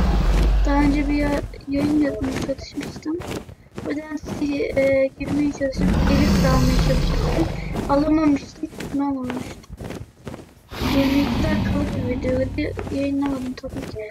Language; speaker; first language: Turkish; native; Turkish